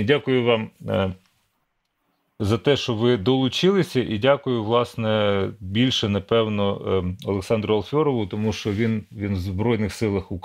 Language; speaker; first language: Ukrainian; native; Ukrainian